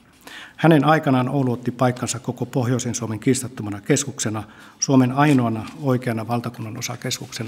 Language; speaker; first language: Finnish; native; Finnish